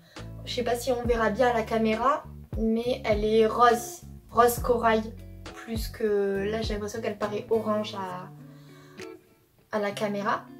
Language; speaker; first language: French; native; French